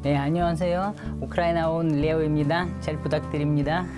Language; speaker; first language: Korean; non-native, learner; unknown